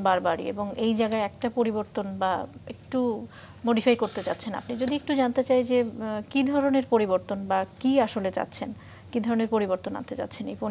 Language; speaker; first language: Bangla; native; Bangla